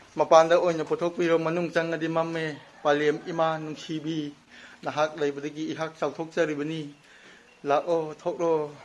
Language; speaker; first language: Manipuri; native; Manipuri